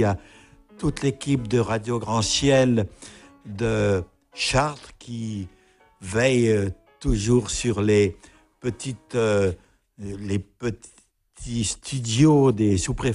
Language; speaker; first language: French; native; French